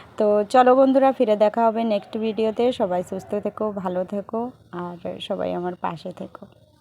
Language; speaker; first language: Bangla; non-native, local second language; Hindi